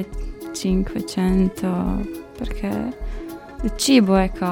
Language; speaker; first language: Italian; non-native, learner; Latvian